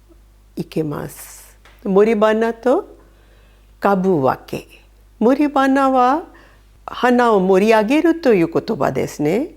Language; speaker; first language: Japanese; non-native, fluent; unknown